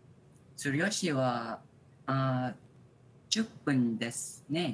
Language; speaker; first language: Japanese; non-native, learner; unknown